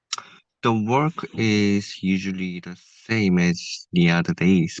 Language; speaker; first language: English; non-native, learner; Korean